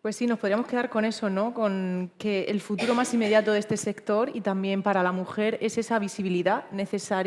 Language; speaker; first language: Spanish; native; Spanish